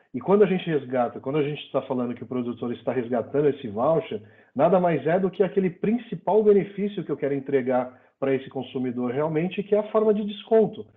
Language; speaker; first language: Portuguese; native; Portuguese